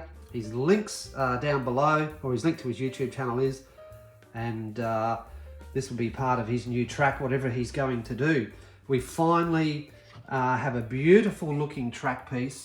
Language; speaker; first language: English; native; English